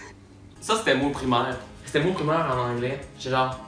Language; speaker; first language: French; native; French